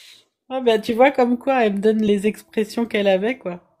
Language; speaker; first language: French; native; French